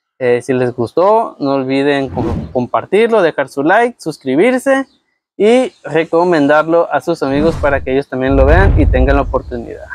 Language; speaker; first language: Spanish; native; Spanish